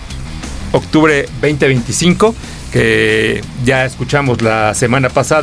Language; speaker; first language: Spanish; native; Spanish